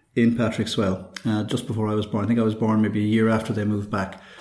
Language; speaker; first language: English; native; English